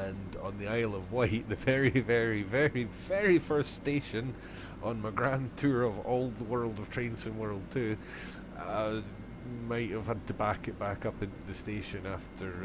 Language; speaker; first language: English; native; English